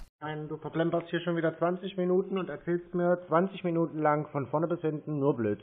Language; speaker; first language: German; native; German